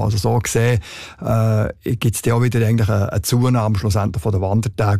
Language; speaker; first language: German; native; German